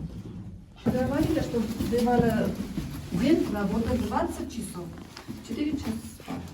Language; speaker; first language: Russian; non-native, learner; Armenian